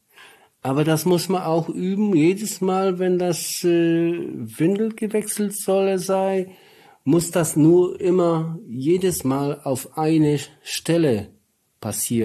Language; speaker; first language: German; non-native, learner; Polish